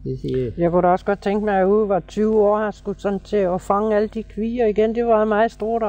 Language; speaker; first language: Danish; native; Danish